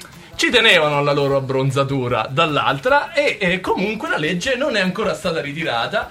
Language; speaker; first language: Italian; native; Italian